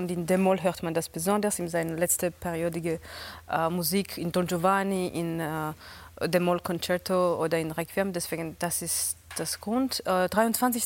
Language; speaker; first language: German; non-native, fluent; Georgian